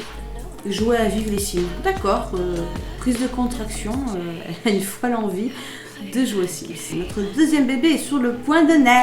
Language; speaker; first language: French; native; French